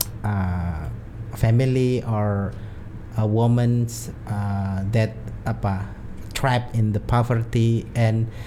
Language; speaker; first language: English; non-native, learner; Indonesian